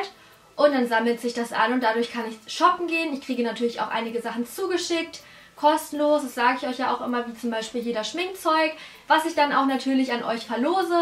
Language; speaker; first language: German; native; German